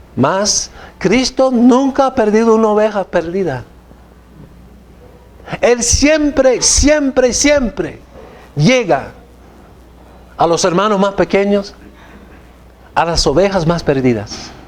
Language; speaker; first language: Spanish; non-native, fluent; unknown